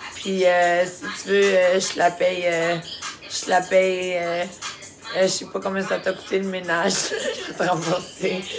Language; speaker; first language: French; native; French